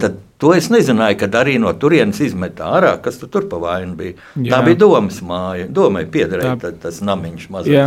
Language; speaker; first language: Latvian; native; Latvian